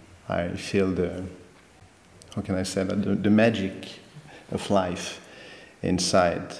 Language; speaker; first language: English; non-native, fluent; French